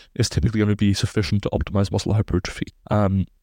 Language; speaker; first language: English; non-native, fluent; German